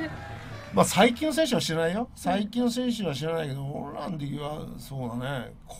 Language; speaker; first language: Japanese; native; Japanese